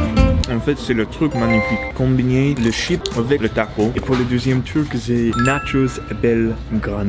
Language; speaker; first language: French; non-native, learner; English